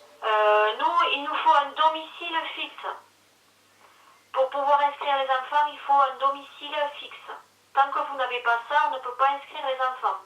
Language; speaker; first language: French; native; French